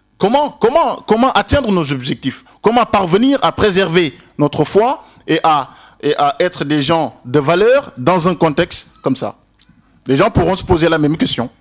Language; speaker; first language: French; non-native, local second language; Wolof